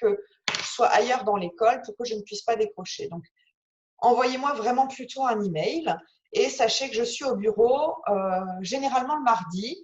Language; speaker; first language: French; native; French